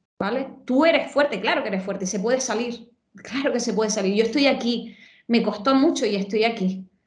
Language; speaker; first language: Spanish; native; Spanish